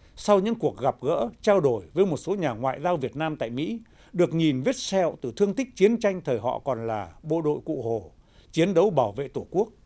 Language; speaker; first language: Vietnamese; native; Vietnamese